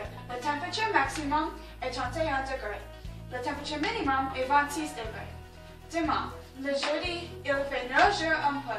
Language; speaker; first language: French; non-native, learner; English